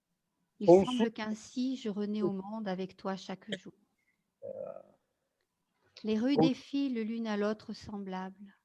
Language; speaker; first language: French; native; French